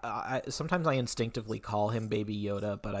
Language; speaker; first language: English; native; English